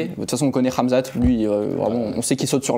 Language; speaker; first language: French; native; French